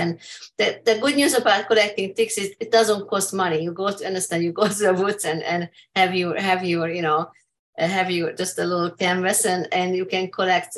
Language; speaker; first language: English; non-native, fluent; Hungarian